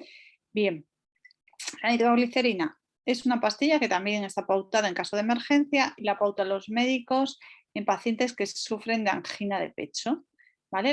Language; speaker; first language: Spanish; native; Spanish